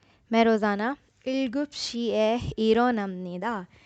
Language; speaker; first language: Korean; non-native, fluent; Urdu